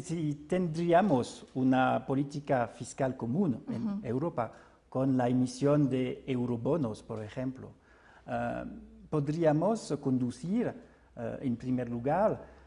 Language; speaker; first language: Spanish; non-native, fluent; French